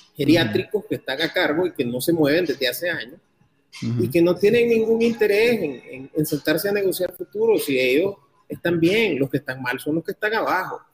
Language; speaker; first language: Spanish; native; Spanish